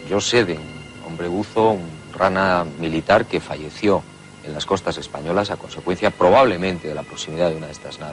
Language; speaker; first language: Spanish; native; Spanish